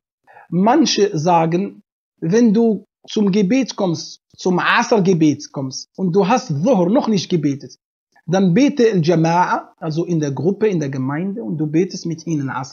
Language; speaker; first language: German; non-native, fluent; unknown